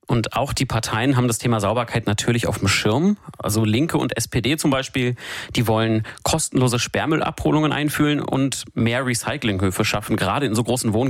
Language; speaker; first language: German; native; German